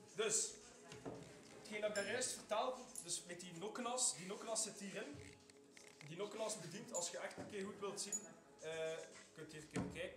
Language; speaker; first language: Dutch; native; Dutch